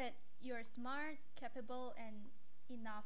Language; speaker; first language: English; non-native, local second language; Malay